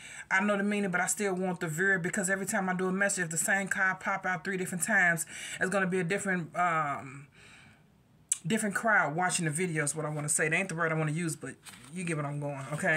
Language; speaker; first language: English; native; English